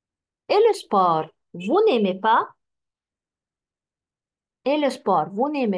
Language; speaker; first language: French; non-native, fluent; Arabic